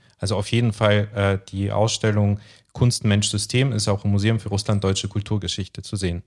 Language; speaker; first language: German; early bilingual, other home language; Russian